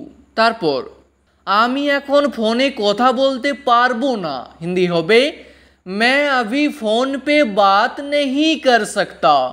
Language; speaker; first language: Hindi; non-native, fluent; Bangla